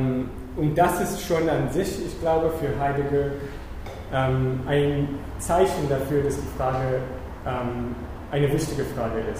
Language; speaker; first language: German; non-native, fluent; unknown